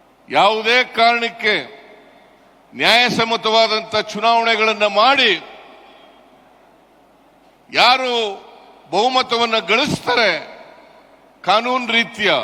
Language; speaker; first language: Kannada; native; Kannada